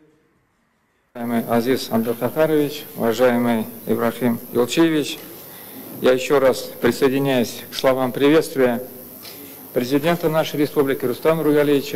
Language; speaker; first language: Russian; native; Russian